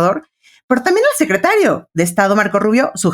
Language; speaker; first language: Spanish; native; Spanish